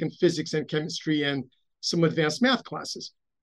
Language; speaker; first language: English; early bilingual, other home language; Romanian